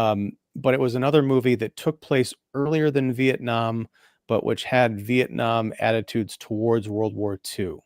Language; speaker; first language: English; native; English